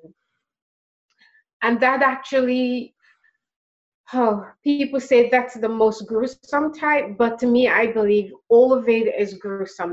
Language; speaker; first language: English; non-native, local second language; Krio